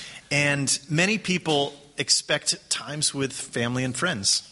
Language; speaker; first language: English; native; English